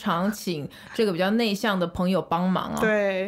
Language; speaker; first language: Chinese; native; Chinese